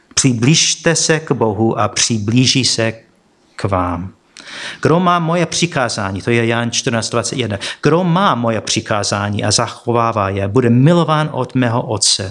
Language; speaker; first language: Czech; non-native, fluent; English